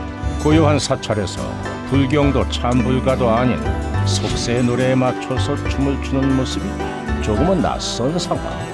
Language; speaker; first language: Korean; native; Korean